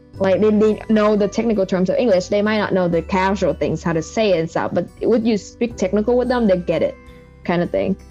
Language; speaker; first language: English; non-native, fluent; Vietnamese